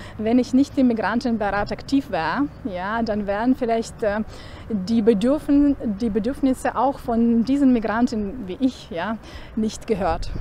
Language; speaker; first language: German; non-native, fluent; Ukrainian